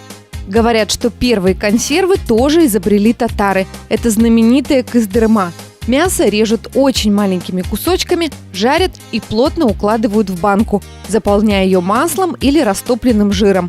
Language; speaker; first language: Russian; native; Russian